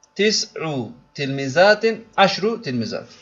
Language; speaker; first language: Arabic; non-native, learner; Turkish